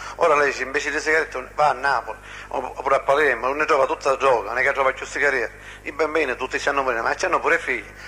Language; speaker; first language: Italian; non-native, local second language; Sicilian